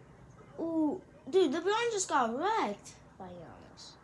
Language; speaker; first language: English; native; English